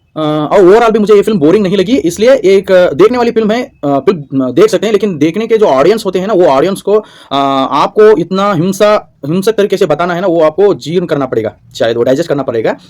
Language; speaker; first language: Hindi; non-native, local second language; Kannada